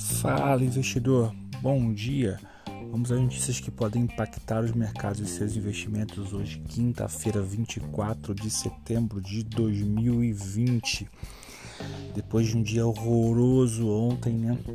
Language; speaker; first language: Portuguese; native; Portuguese